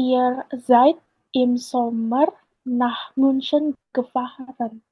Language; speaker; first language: German; non-native, learner; Indonesian